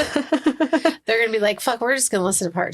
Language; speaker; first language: English; native; English